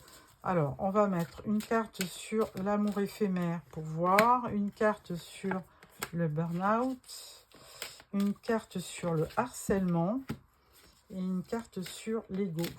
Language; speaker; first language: French; native; French